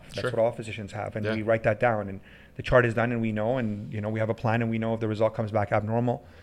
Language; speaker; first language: English; early bilingual, other home language; Persian